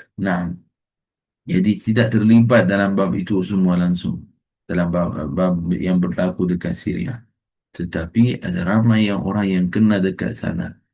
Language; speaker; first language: Malay; non-native, fluent; Arabic